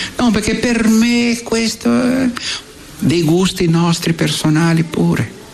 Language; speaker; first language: Italian; non-native, fluent; Portuguese